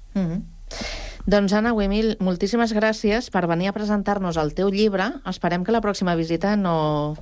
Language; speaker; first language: Catalan; native; Catalan